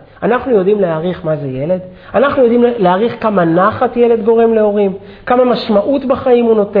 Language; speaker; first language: Hebrew; native; Hebrew